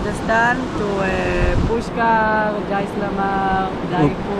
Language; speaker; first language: English; non-native, fluent; Hebrew